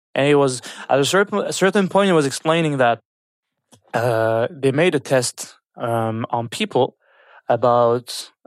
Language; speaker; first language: English; non-native, fluent; French